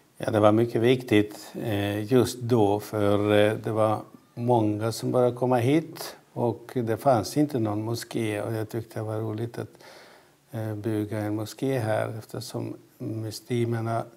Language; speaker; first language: Swedish; non-native, fluent; Albanian